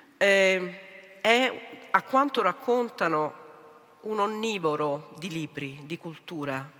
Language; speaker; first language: Italian; native; Italian